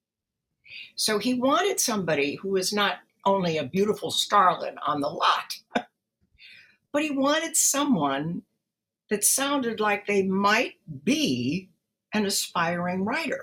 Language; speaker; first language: English; native; English